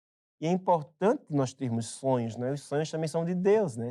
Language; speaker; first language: Portuguese; native; Portuguese